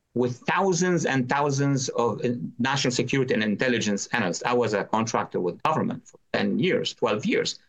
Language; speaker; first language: English; non-native, fluent; Arabic